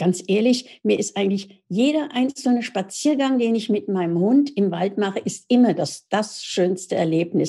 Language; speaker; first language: German; native; German